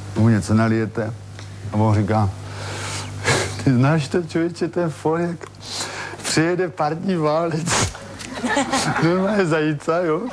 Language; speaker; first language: Czech; native; Czech